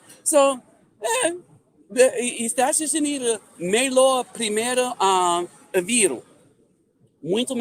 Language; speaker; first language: Portuguese; non-native, learner; English